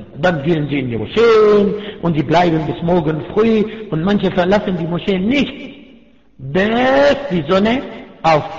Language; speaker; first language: German; non-native, fluent; Arabic